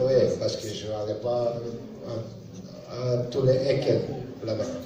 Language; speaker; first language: French; non-native, learner; Serbian